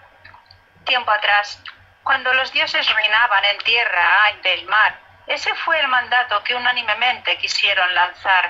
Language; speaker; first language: Spanish; native; Spanish